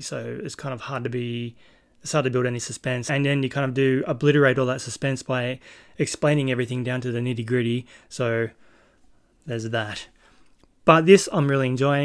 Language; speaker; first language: English; native; English